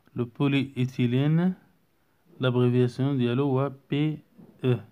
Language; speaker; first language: French; non-native, local second language; Arabic